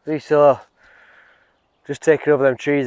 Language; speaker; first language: English; native; English